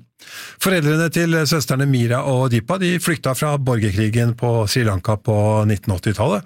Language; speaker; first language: Norwegian; native; Norwegian